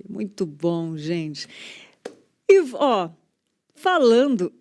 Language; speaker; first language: Portuguese; native; Portuguese